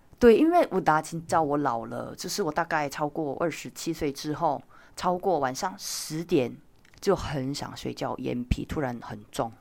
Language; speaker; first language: Chinese; non-native, fluent; Korean